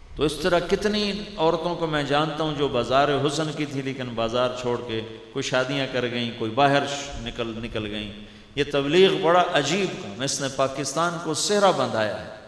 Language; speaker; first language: Urdu; non-native, local second language; Punjabi